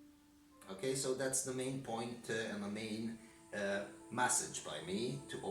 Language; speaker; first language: English; non-native, learner; Hungarian